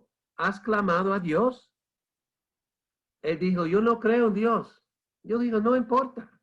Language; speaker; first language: Spanish; non-native, fluent; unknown